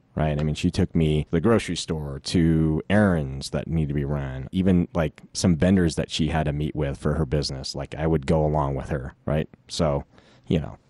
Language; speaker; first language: English; native; English